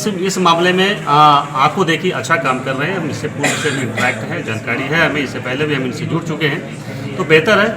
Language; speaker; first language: Hindi; native; Hindi